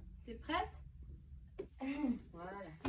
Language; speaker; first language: French; native; French